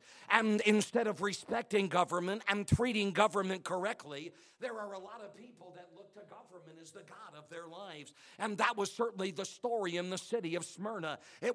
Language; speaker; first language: English; native; English